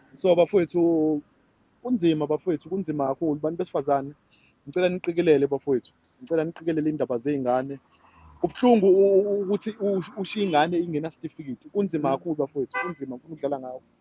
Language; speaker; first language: Zulu; native; Zulu